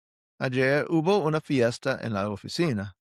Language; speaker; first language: Spanish; non-native, fluent; English